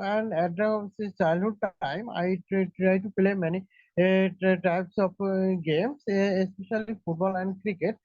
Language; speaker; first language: English; non-native, learner; Bangla